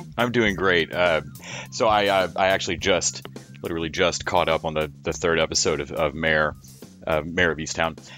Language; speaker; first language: English; native; English